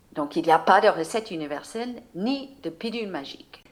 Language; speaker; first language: French; non-native, fluent; English